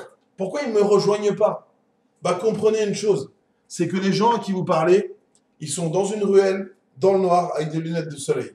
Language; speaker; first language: French; native; French